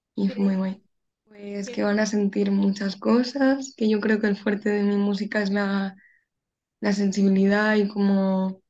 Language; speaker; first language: Spanish; native; Spanish